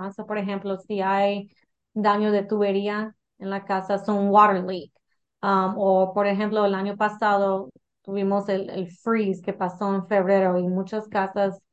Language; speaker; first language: Spanish; early bilingual, heritage; English